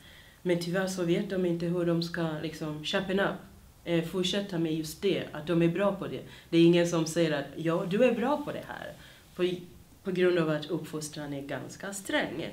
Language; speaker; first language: Swedish; early bilingual, other home language; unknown